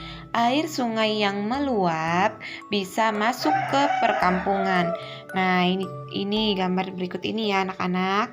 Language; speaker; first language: Indonesian; native; Indonesian